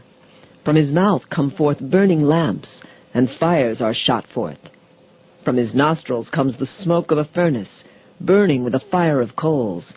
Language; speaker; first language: English; native; English